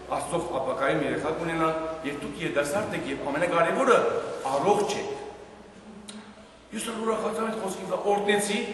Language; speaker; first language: Armenian; early bilingual, heritage; Armenian